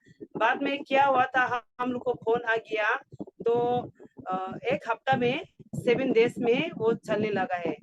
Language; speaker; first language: Hindi; non-native, local second language; Garo